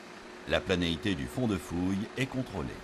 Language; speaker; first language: French; native; French